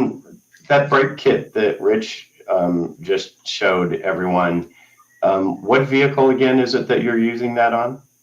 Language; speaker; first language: English; native; English